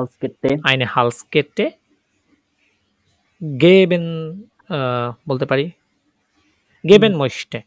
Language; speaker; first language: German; non-native, fluent; Bangla